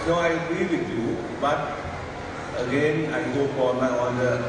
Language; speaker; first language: English; non-native, local second language; Sinhala